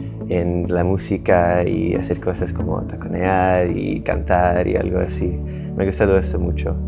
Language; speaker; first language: Spanish; non-native, fluent; English